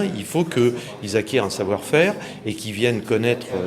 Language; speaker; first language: French; native; French